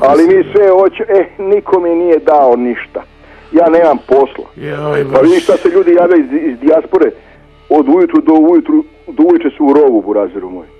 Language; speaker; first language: Serbian; native; Serbian